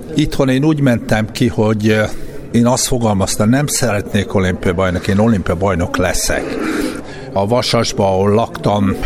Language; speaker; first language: Hungarian; native; Hungarian